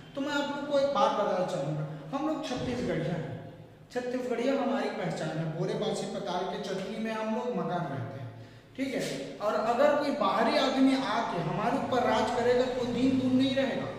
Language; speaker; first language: Hindi; non-native, local second language; Chhattisgarhi